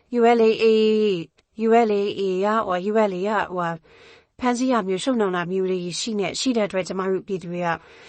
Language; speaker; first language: Burmese; native; Burmese